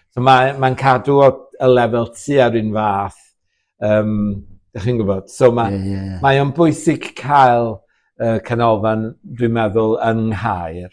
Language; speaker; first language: Welsh; native; Welsh